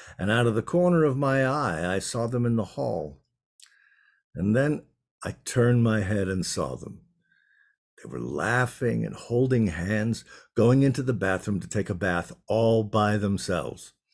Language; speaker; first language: English; native; English